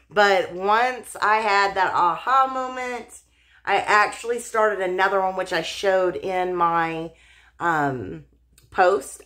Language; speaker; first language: English; native; English